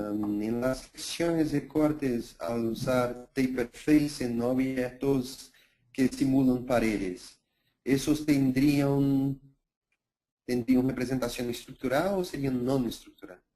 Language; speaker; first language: Spanish; non-native, fluent; Portuguese